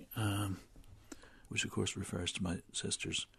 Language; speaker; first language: English; native; English